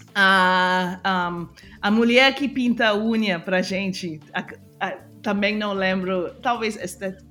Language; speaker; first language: Portuguese; non-native, fluent; English